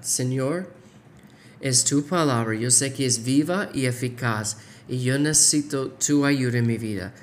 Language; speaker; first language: Spanish; non-native, fluent; English